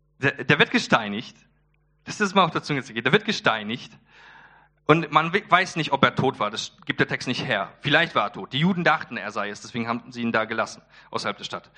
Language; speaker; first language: German; early bilingual, other home language; Polish